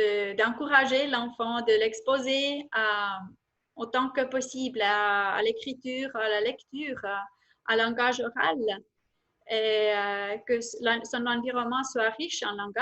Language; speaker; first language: French; non-native, fluent; Estonian